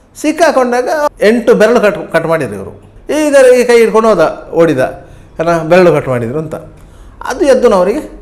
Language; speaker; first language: Kannada; native; Kannada